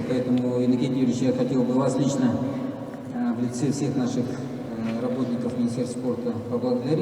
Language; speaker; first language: Russian; native; Russian